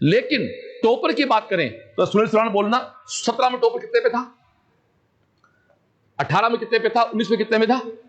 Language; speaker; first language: Hindi; native; Hindi